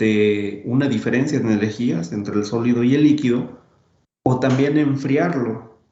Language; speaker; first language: Spanish; native; Spanish